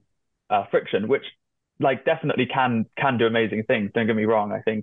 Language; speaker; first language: English; native; English